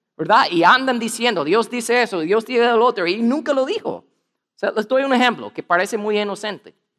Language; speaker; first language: Spanish; non-native, fluent; English